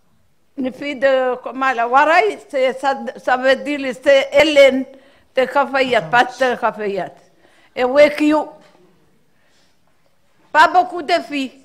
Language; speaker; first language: French; non-native, local second language; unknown